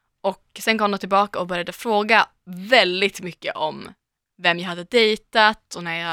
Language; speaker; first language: Swedish; native; Swedish